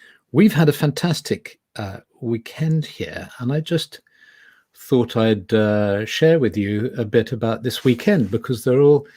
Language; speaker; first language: English; native; English